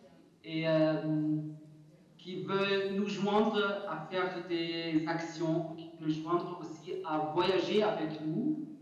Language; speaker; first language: French; non-native, fluent; German